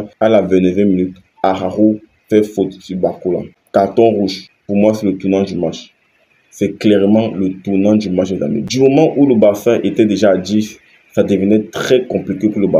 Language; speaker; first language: French; native; French